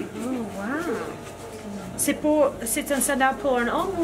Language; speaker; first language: French; non-native, fluent; English